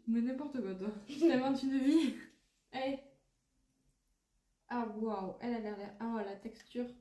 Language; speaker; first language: French; native; French